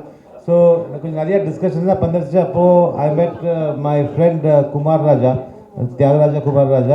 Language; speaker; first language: Tamil; early bilingual, heritage; Tamil